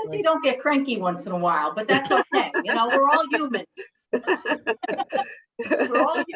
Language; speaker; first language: English; native; English